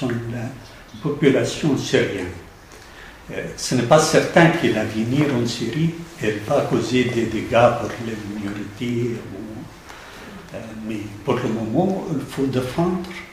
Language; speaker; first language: French; non-native, fluent; Arabic